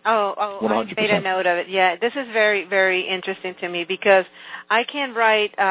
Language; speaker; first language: English; native; English